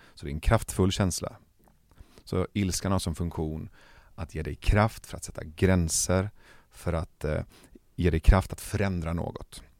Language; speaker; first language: Swedish; early bilingual, other home language; Persian